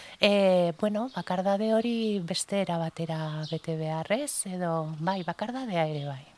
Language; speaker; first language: Basque; non-native, local second language; Spanish